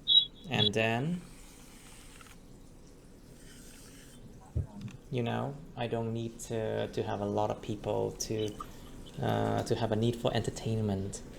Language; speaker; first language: English; non-native, fluent; Vietnamese